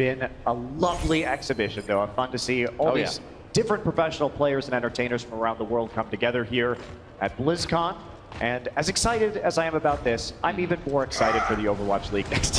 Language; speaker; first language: English; native; English